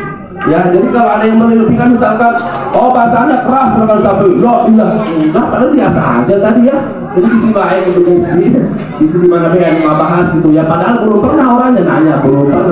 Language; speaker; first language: Indonesian; non-native, local second language; Sundanese